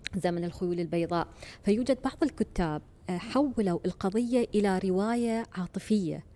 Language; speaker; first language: Arabic; native; Arabic